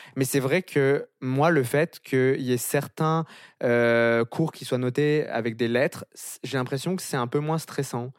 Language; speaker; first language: French; native; French